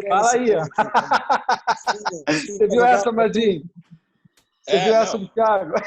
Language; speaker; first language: Portuguese; native; Portuguese